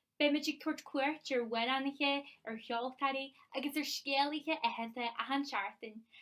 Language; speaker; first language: Irish; native; Irish